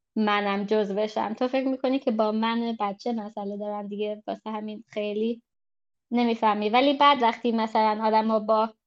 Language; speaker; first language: Persian; early bilingual, heritage; Persian